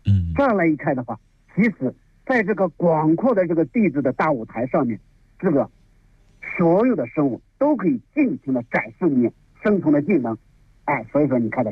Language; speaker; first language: Chinese; native; Chinese